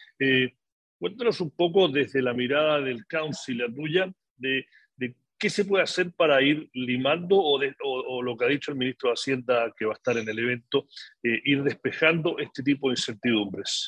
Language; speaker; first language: Spanish; native; Spanish